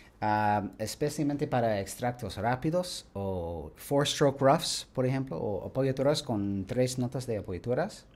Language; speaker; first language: Spanish; non-native, learner; English